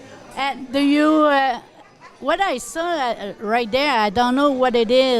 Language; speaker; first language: English; non-native, local second language; French